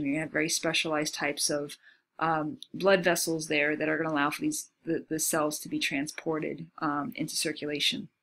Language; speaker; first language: English; native; English